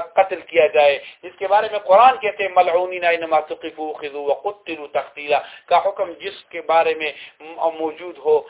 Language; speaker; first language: Urdu; non-native, local second language; Pashto